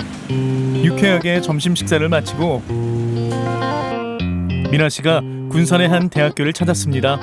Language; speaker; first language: Korean; native; Korean